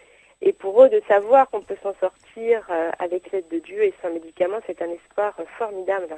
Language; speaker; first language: French; native; French